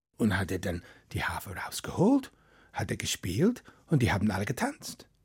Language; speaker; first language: German; non-native, fluent; English